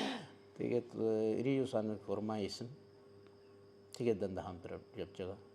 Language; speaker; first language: Mongolian; non-native, learner; Urdu